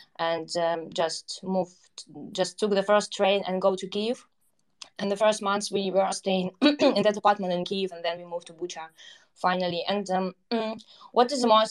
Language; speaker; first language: English; non-native, fluent; Ukrainian